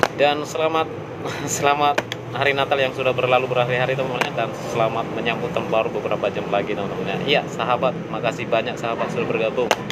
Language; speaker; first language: Indonesian; non-native, local second language; Nias